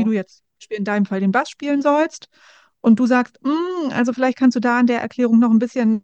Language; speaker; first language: German; native; German